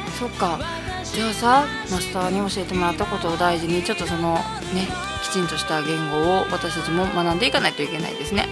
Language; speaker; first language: Japanese; native; Japanese